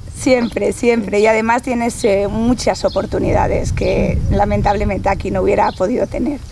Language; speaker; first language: Spanish; native; Spanish